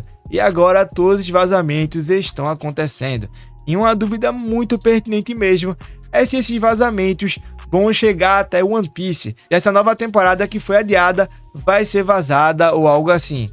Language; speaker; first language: Portuguese; native; Portuguese